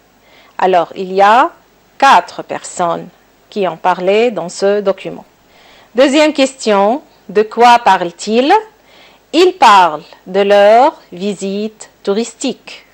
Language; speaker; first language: French; non-native, local second language; Arabic